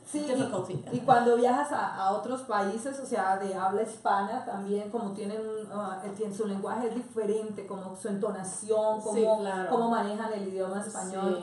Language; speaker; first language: Spanish; native; Spanish